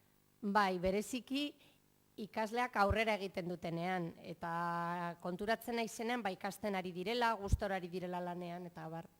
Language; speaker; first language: Basque; non-native, local second language; Spanish